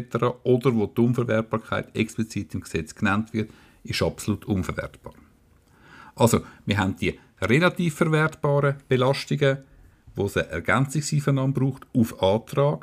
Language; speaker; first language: German; native; German